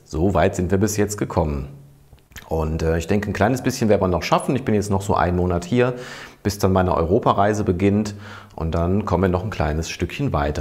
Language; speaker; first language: German; native; German